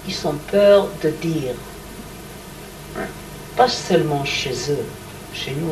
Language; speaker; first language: French; non-native, learner; Hebrew